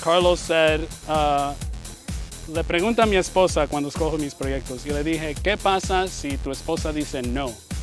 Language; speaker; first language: Spanish; early bilingual, heritage; Spanish